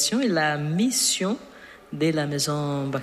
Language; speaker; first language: French; non-native, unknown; Portuguese